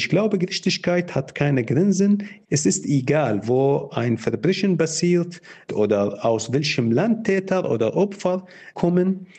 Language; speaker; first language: German; non-native, fluent; Arabic